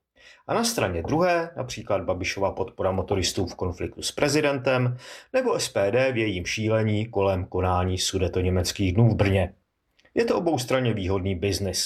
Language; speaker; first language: Czech; native; Czech